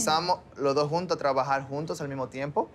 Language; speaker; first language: Spanish; native; Spanish